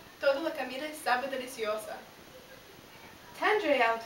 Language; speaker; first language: Spanish; non-native, learner; English